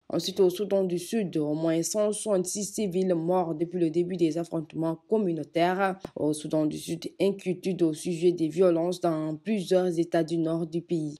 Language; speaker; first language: French; non-native, local second language; Wolof